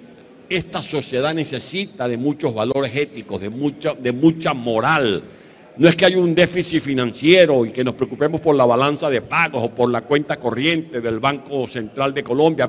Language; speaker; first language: Spanish; native; Spanish